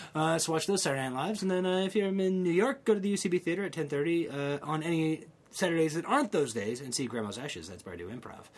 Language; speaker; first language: English; native; English